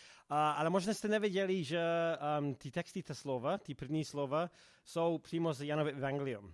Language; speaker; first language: Czech; non-native, fluent; English